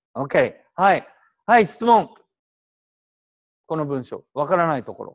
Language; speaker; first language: Japanese; native; Japanese